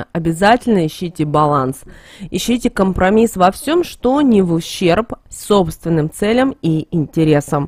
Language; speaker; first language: Russian; native; Russian